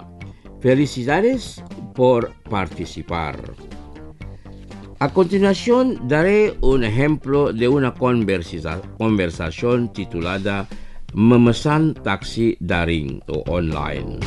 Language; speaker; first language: Spanish; non-native, fluent; Indonesian